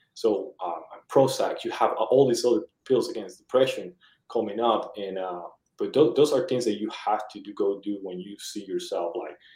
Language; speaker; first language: English; early bilingual, other home language; Spanish